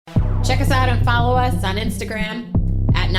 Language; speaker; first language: English; native; English